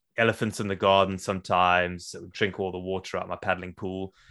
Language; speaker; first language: English; native; English